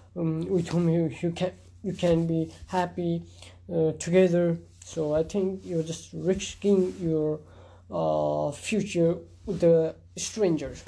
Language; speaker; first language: English; non-native, local second language; Nepali